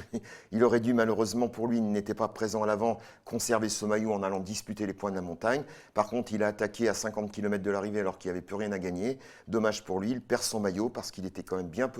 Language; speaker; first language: French; native; French